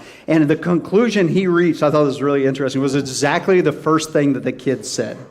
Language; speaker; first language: English; native; English